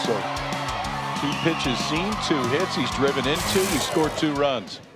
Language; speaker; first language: English; native; English